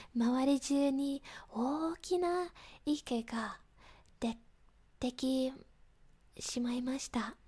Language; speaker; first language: Japanese; non-native, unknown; English